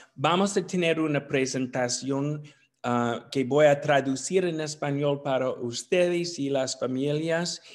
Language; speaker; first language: Spanish; non-native, learner; English